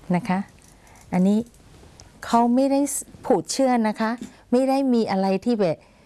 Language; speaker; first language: Thai; non-native, fluent; Burmese